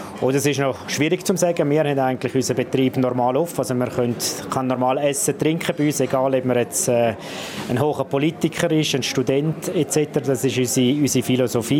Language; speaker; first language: German; native; German